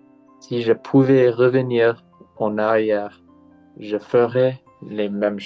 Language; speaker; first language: French; non-native, learner; English